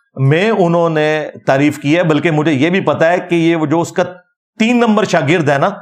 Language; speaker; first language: Urdu; native; Urdu